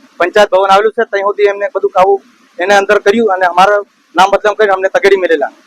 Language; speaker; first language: Gujarati; non-native, local second language; Bhili